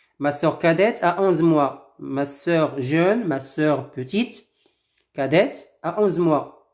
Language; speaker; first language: French; non-native, local second language; Arabic